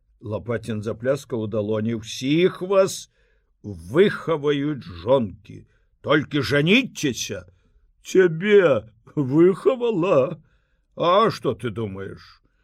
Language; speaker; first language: Belarusian; native; Belarusian